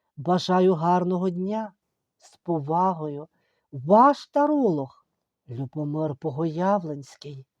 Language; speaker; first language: Ukrainian; native; Ukrainian